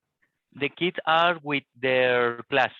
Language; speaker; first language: English; non-native, learner; Spanish